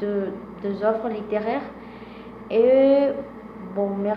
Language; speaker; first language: French; non-native, fluent; Spanish